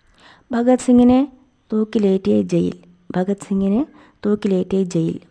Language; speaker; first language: Malayalam; native; Malayalam